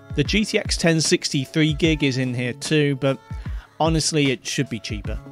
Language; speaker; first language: English; native; English